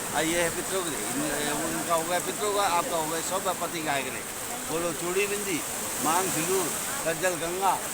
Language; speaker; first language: Hindi; native; Hindi